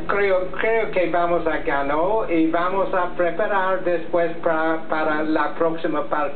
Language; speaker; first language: Spanish; non-native, learner; English